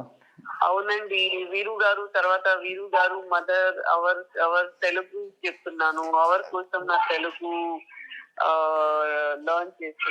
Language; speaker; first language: Telugu; non-native, learner; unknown